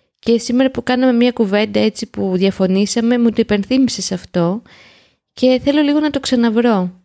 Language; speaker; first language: Greek; native; Greek